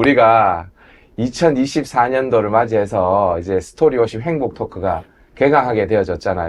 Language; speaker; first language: Korean; native; Korean